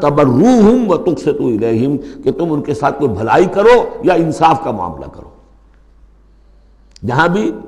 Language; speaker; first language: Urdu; native; Urdu